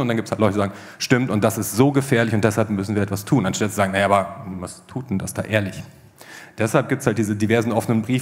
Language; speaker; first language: German; native; German